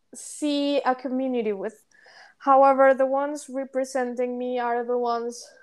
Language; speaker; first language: English; non-native, fluent; Spanish